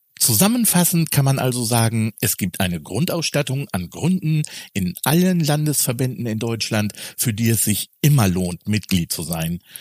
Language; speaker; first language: German; native; German